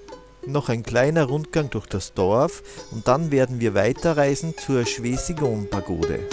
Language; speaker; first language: German; native; German